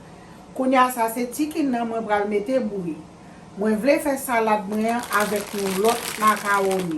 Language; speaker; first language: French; non-native, local second language; Haitian Creole